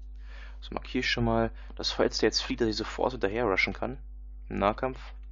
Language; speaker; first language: German; native; German